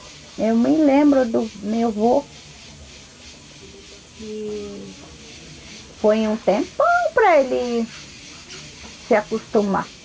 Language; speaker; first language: Portuguese; non-native, local second language; Guarani